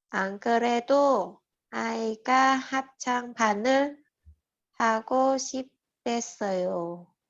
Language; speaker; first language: Korean; non-native, learner; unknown